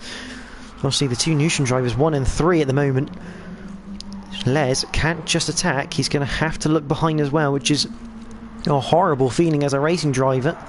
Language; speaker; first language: English; native; English